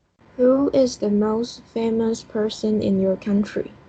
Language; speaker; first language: English; non-native, learner; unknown